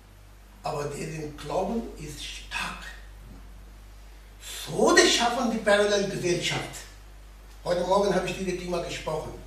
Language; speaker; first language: German; non-native, learner; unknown